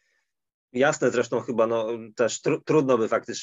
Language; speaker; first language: Polish; native; Polish